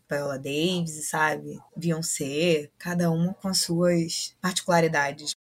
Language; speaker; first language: Portuguese; native; Portuguese